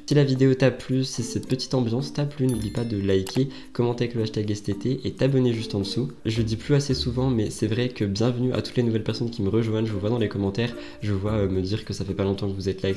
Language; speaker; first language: French; native; French